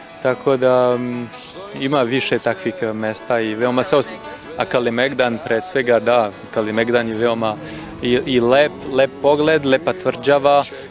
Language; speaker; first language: Serbian; non-native, fluent; French